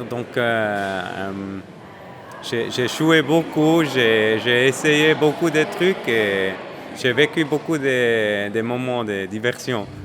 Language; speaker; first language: French; non-native, fluent; Spanish